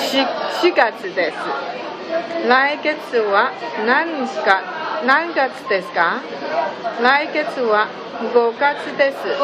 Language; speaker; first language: Japanese; non-native, learner; Chinese